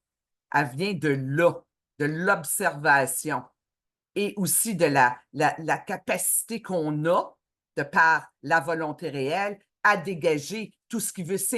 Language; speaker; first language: French; native; French